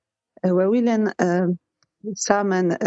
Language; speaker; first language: Dutch; non-native, learner; Polish